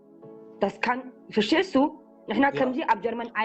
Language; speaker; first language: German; early bilingual, other home language; Tigrinya